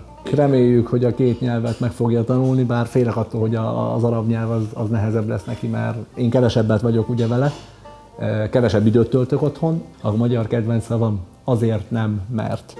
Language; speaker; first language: Hungarian; early bilingual, other home language; Arabic